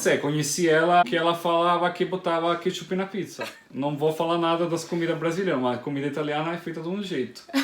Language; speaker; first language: Portuguese; non-native, fluent; Italian